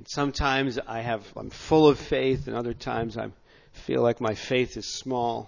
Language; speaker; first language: English; native; English